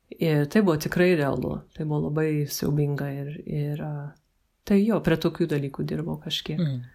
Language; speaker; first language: Lithuanian; early bilingual, heritage; Lithuanian